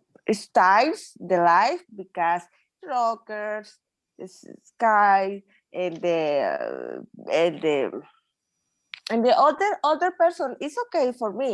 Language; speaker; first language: English; non-native, learner; Spanish